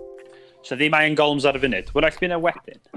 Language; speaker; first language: Welsh; native; Welsh